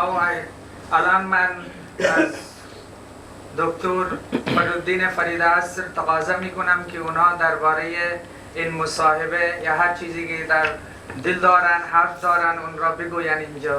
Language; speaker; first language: Persian; non-native, fluent; Hindi